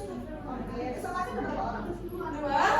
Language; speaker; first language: Indonesian; native; Indonesian